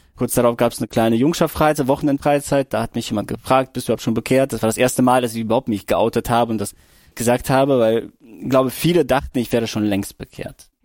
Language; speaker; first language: German; early bilingual, other home language; Russian